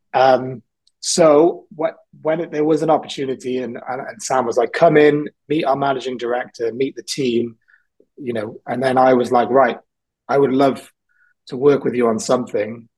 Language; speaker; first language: English; native; English